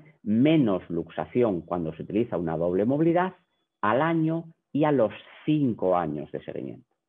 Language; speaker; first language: Spanish; native; Spanish